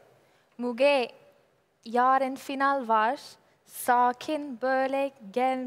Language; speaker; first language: Turkish; non-native, learner; English